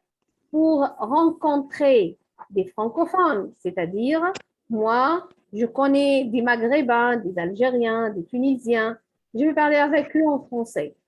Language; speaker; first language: French; non-native, fluent; Arabic